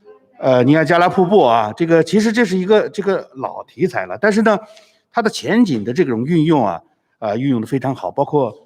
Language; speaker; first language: Chinese; native; Chinese